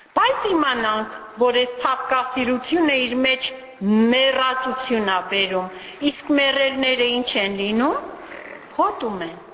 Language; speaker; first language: Armenian; native; Armenian